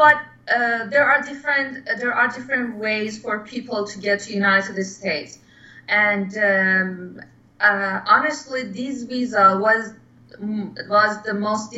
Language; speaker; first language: English; non-native, learner; Persian